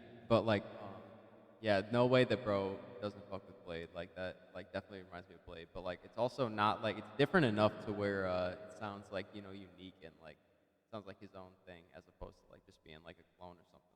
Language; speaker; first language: English; native; English